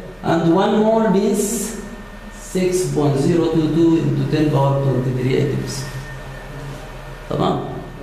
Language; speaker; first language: English; non-native, fluent; Arabic